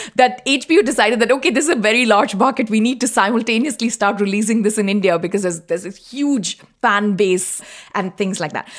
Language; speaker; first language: English; non-native, local second language; Tamil